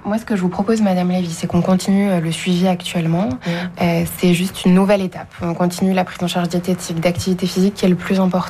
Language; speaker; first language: French; native; French